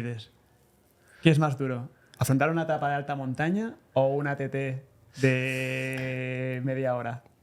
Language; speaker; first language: Spanish; native; Spanish